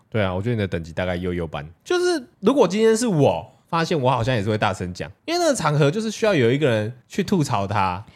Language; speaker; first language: Chinese; native; Chinese